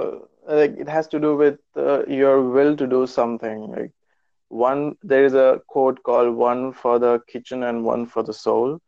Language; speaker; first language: English; non-native, local second language; Urdu